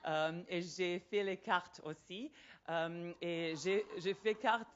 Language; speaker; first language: French; non-native, fluent; Serbian